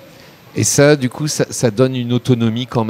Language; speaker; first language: French; native; French